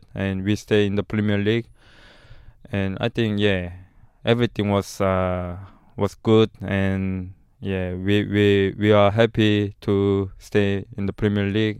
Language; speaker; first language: English; non-native, learner; Korean